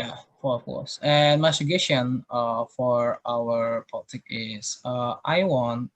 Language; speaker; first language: English; non-native, learner; Indonesian